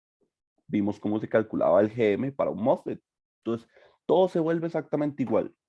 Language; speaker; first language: Spanish; native; Spanish